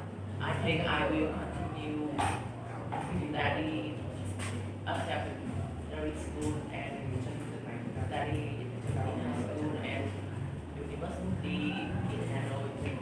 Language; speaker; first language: English; non-native, learner; Vietnamese